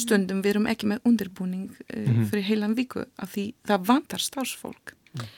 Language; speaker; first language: Icelandic; non-native, learner; Polish